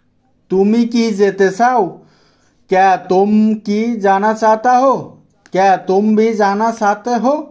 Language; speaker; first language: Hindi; non-native, fluent; Bangla